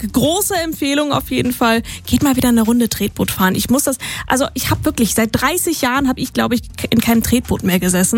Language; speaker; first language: German; native; German